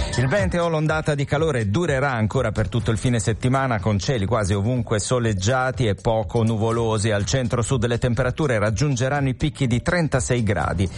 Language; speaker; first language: Italian; native; Italian